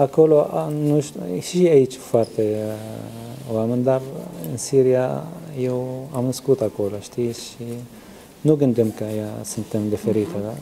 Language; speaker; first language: Romanian; non-native, learner; Arabic